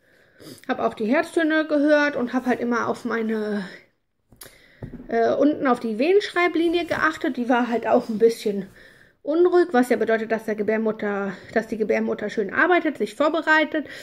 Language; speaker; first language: German; native; German